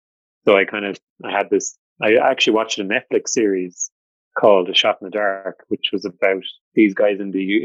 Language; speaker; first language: English; native; English